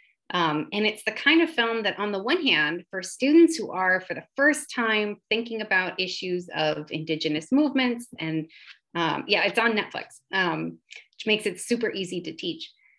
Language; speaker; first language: English; native; English